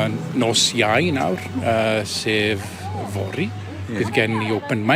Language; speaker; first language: Welsh; native; Welsh